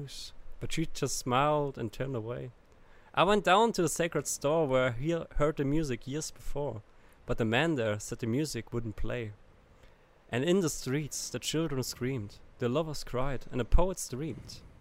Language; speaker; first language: English; non-native, fluent; German